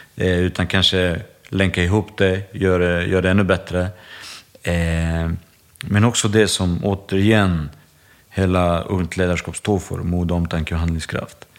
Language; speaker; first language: Swedish; early bilingual, other home language; Bosnian